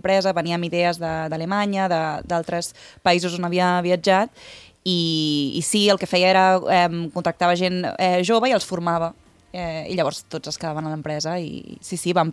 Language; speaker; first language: Catalan; native; Catalan